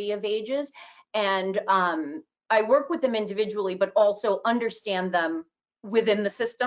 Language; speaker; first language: English; native; English